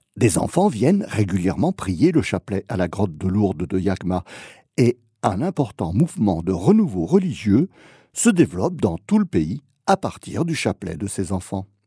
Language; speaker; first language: French; native; French